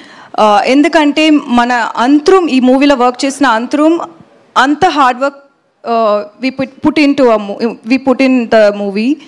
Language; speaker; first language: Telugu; non-native, learner; Tamil